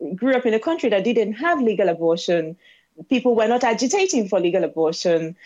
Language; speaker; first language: English; non-native, local second language; Igbo